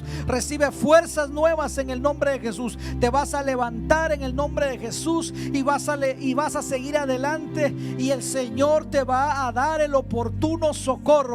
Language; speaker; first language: Spanish; native; Spanish